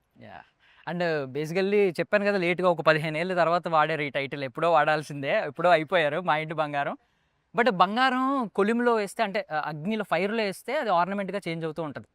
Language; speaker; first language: Telugu; native; Telugu